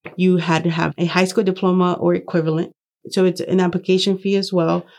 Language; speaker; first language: English; early bilingual, other home language; Spanish